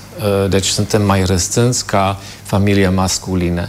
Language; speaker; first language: Romanian; non-native, fluent; German